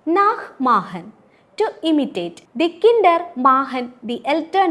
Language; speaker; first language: German; non-native, fluent; Malayalam